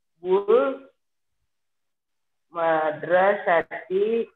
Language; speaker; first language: Arabic; non-native, learner; Indonesian